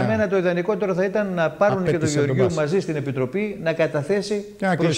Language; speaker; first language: Greek; native; Greek